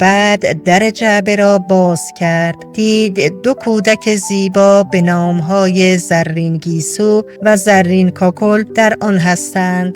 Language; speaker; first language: Persian; native; Persian